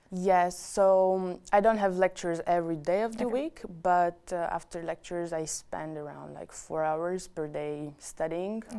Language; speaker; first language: English; non-native, fluent; Romanian